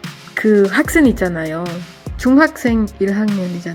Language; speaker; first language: Korean; non-native, learner; Spanish